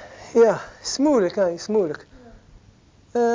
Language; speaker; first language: Dutch; non-native, learner; Arabic